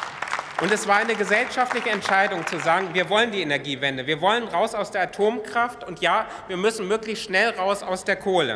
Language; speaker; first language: German; native; German